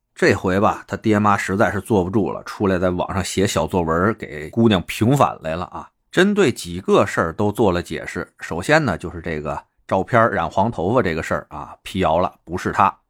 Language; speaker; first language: Chinese; native; Chinese